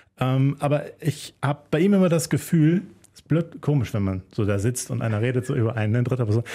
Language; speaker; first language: German; native; German